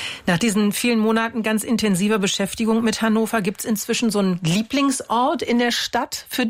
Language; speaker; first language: German; native; German